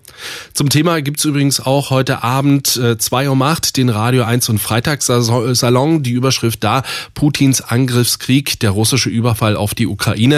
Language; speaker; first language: German; native; German